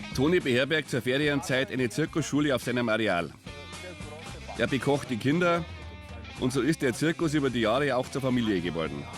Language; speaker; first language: German; native; German